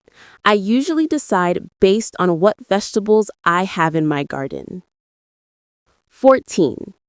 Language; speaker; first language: English; non-native, learner; Vietnamese